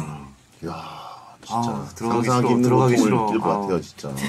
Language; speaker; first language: Korean; native; Korean